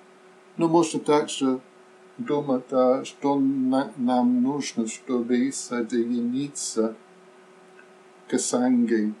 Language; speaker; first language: Russian; non-native, fluent; English